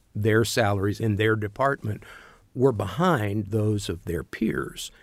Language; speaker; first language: English; native; English